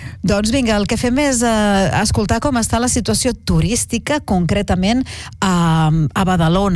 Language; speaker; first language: Catalan; native; Catalan